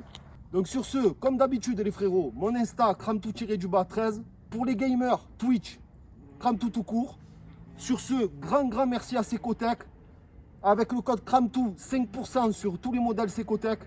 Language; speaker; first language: French; native; French